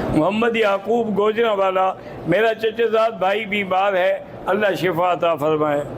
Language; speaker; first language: Urdu; native; Urdu